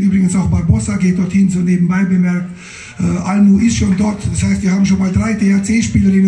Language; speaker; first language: German; native; German